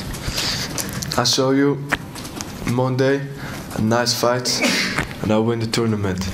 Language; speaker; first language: English; non-native, learner; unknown